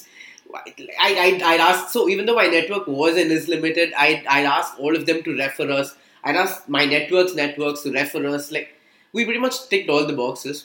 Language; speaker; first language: English; non-native, local second language; Tamil